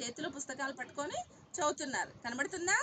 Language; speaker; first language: Telugu; native; Telugu